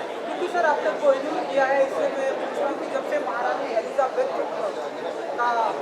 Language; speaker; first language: Hindi; native; Hindi